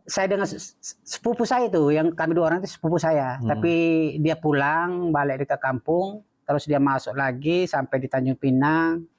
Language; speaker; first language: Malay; non-native, fluent; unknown